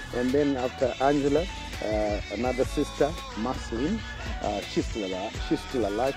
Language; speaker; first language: English; non-native, local second language; Shona